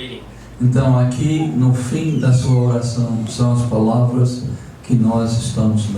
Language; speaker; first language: Portuguese; non-native, fluent; English